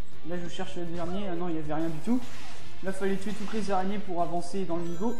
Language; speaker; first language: French; native; French